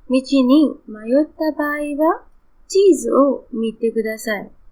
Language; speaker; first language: Japanese; non-native, fluent; Hindi